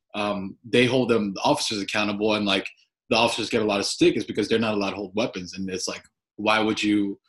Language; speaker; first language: English; native; English